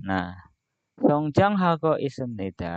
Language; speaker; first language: Korean; non-native, fluent; Indonesian